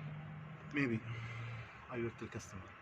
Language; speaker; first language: English; non-native, learner; Arabic